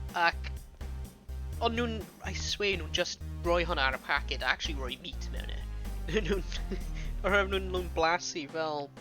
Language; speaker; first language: Welsh; non-native, local second language; English